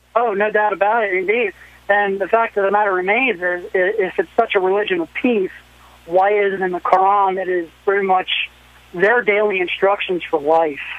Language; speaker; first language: English; native; English